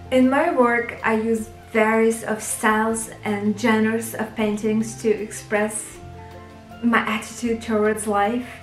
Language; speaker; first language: English; non-native, fluent; Russian